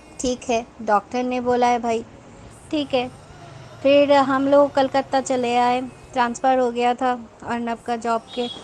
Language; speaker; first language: Hindi; non-native, local second language; Bangla